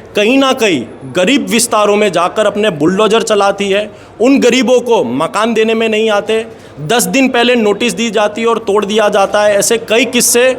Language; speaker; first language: Hindi; non-native, local second language; Gujarati